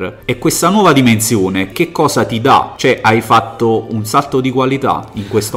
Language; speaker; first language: Italian; native; Italian